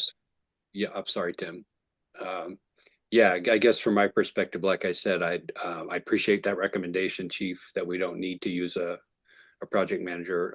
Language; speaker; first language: English; native; English